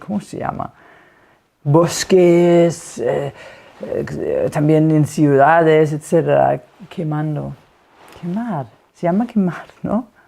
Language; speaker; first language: Spanish; non-native, fluent; Danish